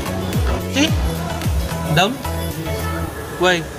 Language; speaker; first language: English; non-native, learner; Filipino